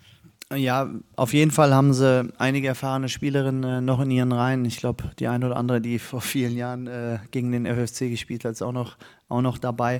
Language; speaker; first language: German; native; German